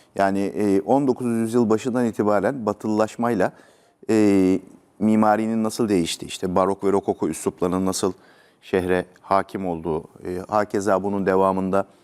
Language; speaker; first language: Turkish; native; Turkish